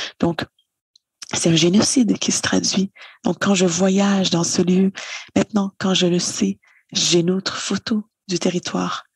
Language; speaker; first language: French; native; French